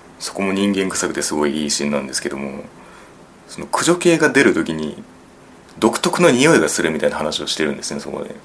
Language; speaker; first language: Japanese; native; Japanese